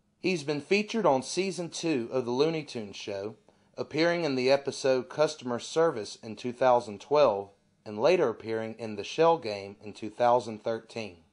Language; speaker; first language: English; native; English